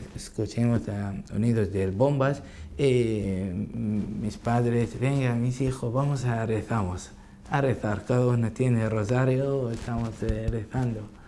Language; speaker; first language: Spanish; non-native, learner; Arabic